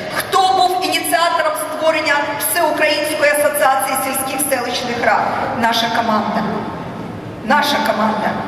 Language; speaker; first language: Ukrainian; non-native, local second language; Russian